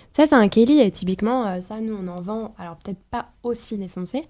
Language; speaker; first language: French; native; French